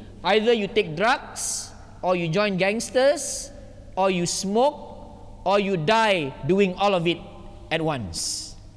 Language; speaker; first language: English; non-native, local second language; Malay